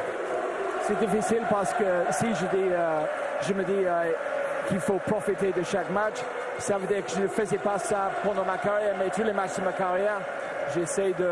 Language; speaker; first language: French; non-native, fluent; English